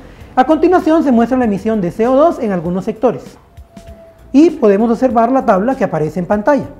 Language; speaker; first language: Spanish; native; Spanish